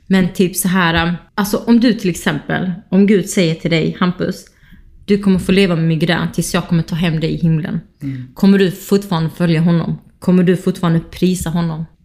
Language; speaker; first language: Swedish; early bilingual, other home language; Kurdish